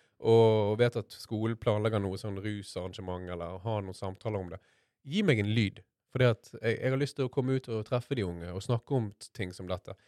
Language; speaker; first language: Norwegian; native; Norwegian